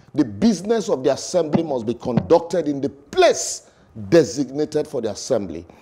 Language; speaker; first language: English; non-native, local second language; Bini